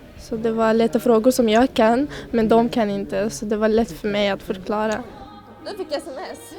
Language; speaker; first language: Swedish; non-native, learner; Kurdish